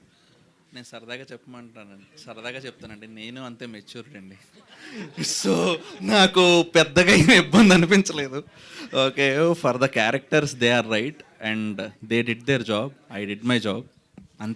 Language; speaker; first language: Telugu; native; Telugu